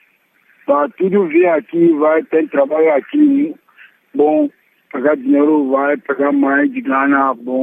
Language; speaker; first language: Portuguese; non-native, learner; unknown